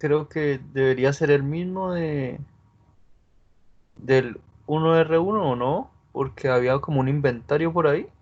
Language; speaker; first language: Spanish; native; Spanish